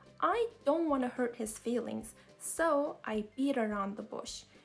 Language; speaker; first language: English; non-native, fluent; Turkish